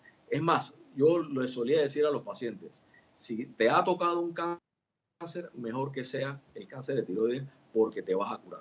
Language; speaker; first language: Spanish; native; Spanish